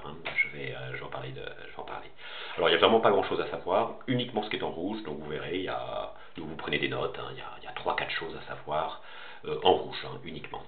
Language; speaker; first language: French; native; French